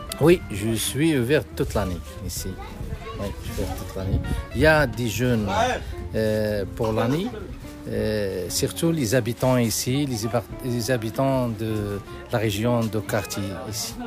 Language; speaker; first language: French; non-native, learner; Arabic